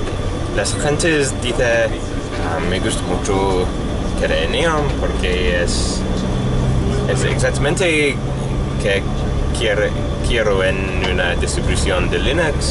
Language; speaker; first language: Spanish; non-native, learner; English